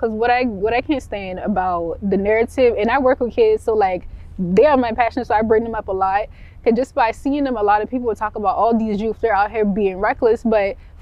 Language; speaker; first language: English; early bilingual, other home language; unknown